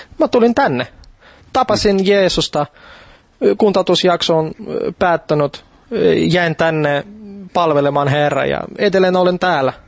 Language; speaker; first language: Finnish; non-native, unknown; Russian